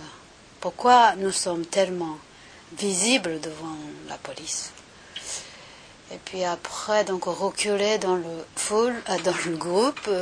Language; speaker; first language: French; non-native, learner; Japanese